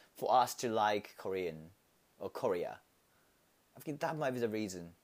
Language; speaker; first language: English; non-native, learner; Japanese